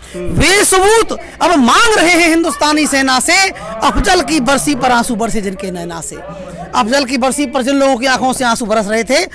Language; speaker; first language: Hindi; native; Hindi